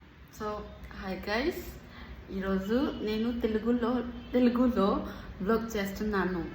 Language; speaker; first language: Telugu; non-native, learner; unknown